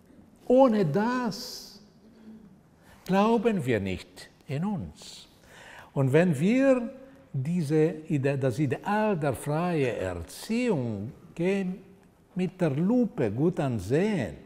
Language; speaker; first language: German; non-native, fluent; Portuguese